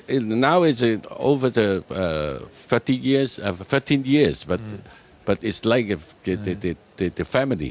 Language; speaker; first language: English; non-native, learner; Cantonese